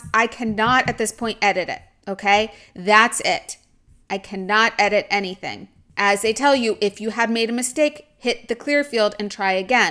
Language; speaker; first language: English; native; English